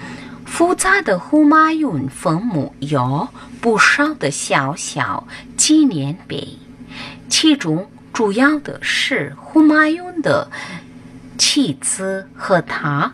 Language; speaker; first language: Chinese; non-native, fluent; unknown